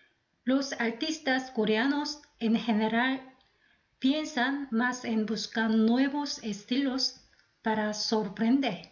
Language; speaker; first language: Spanish; non-native, fluent; Korean